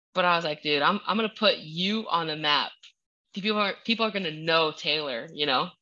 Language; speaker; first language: English; early bilingual, other home language; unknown